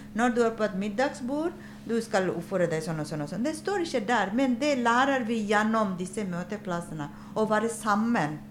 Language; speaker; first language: Norwegian; non-native, fluent; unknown